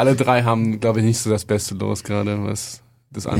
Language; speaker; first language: German; native; German